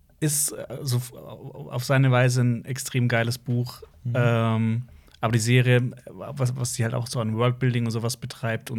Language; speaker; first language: German; native; German